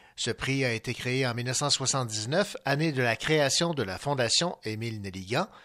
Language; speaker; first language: French; native; French